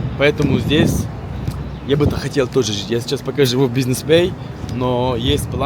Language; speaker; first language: Russian; non-native, fluent; Turkish